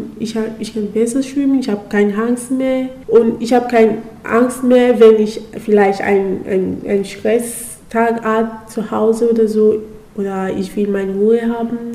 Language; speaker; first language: German; non-native, learner; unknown